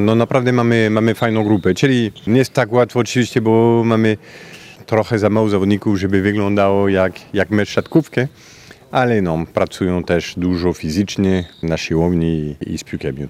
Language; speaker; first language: Polish; non-native, fluent; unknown